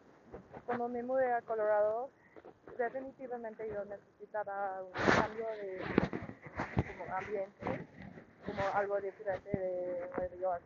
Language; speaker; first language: Spanish; non-native, learner; English